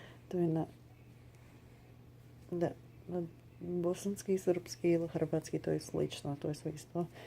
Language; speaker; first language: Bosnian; early bilingual, heritage; Bosnian